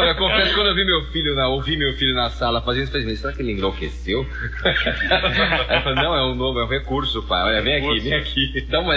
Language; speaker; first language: Portuguese; native; Portuguese